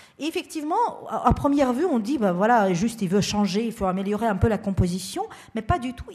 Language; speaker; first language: French; non-native, fluent; Russian